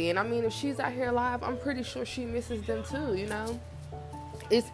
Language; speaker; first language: English; native; English